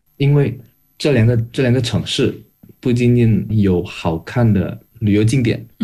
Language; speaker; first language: Chinese; non-native, fluent; Indonesian